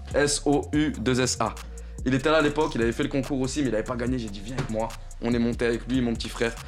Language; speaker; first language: French; native; French